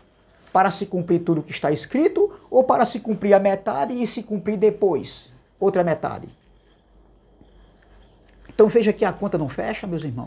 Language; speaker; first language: Portuguese; native; Portuguese